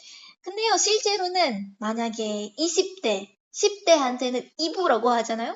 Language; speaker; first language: Korean; non-native, fluent; Indonesian